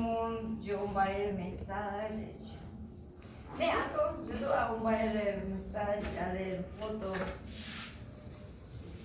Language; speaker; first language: French; non-native, learner; Japanese